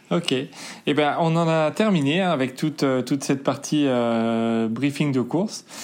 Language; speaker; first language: French; native; French